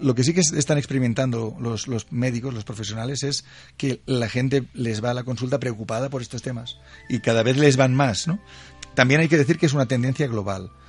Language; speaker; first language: Spanish; native; Spanish